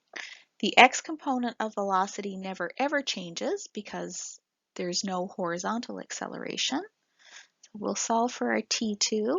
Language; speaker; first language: English; native; English